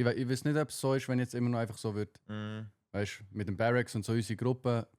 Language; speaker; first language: German; native; German